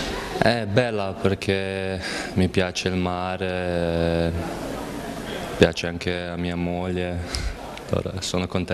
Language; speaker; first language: Italian; non-native, fluent; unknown